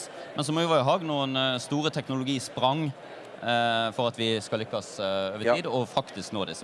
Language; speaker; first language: Norwegian; native; Norwegian